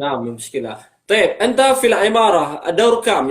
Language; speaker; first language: Arabic; non-native, fluent; Indonesian